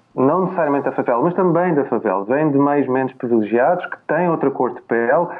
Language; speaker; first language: Portuguese; native; Portuguese